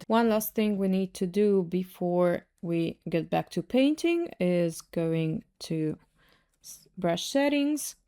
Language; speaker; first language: English; non-native, fluent; Russian